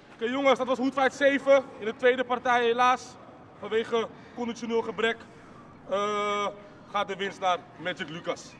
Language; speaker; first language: Dutch; native; Dutch